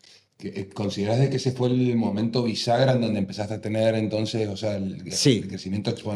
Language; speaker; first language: Spanish; native; Spanish